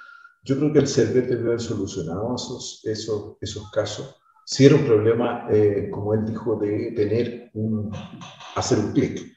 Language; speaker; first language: Spanish; native; Spanish